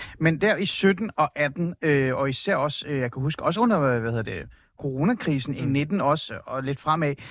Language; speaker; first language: Danish; early bilingual, other home language; Persian